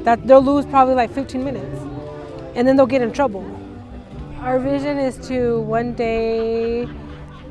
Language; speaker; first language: English; native; English